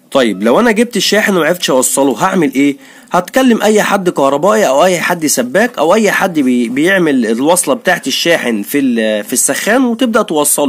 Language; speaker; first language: Arabic; native; Arabic